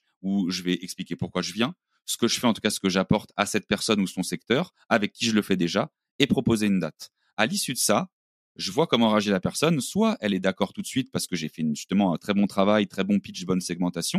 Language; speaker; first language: French; native; French